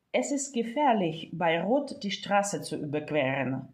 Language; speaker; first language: German; non-native, fluent; Ukrainian